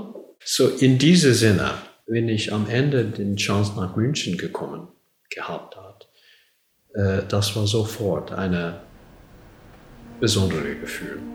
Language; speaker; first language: German; non-native, learner; English